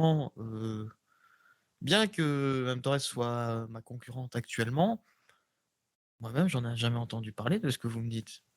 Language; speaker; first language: French; native; French